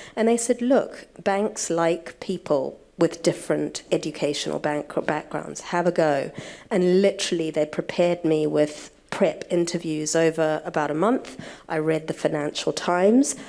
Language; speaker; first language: English; native; English